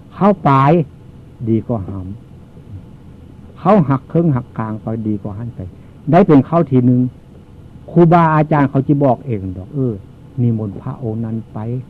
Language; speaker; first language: Thai; native; Thai